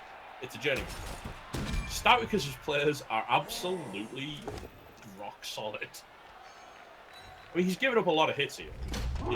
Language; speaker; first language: English; native; English